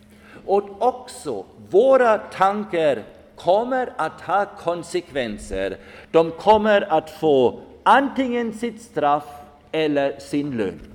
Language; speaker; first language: Swedish; non-native, fluent; German